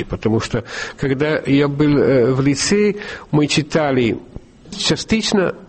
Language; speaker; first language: Russian; non-native, fluent; Italian